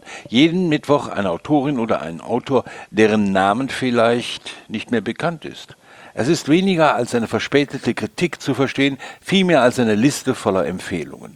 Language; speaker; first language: German; native; German